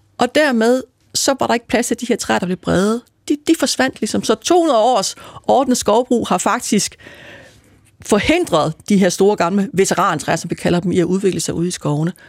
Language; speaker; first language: Danish; native; Danish